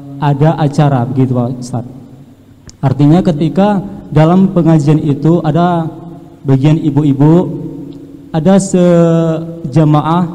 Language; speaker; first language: Indonesian; native; Indonesian